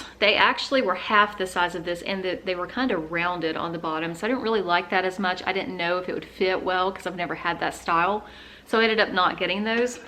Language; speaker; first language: English; native; English